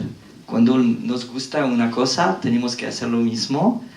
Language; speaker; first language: Spanish; non-native, fluent; French